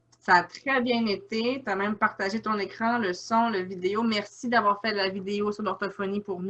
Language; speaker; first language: French; native; French